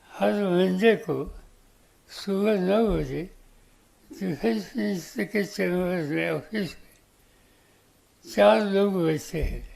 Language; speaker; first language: Hindi; non-native, local second language; Marathi